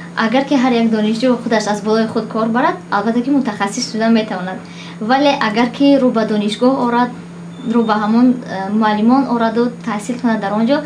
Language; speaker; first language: Tajik; native; Tajik